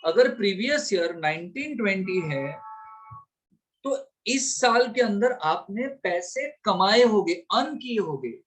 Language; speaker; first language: Hindi; non-native, local second language; Gujarati